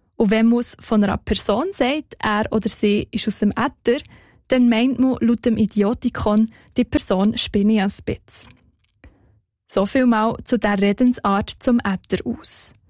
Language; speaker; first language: German; native; German